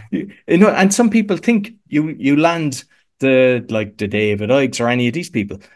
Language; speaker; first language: English; native; English